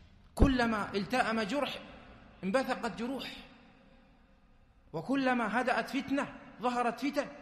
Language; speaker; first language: Arabic; native; Arabic